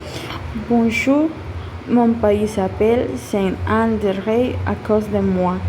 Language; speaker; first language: French; non-native, learner; Spanish